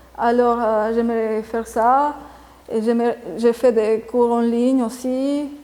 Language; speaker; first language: French; non-native, fluent; Spanish